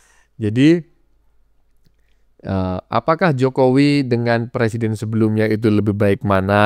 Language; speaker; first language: Indonesian; native; Indonesian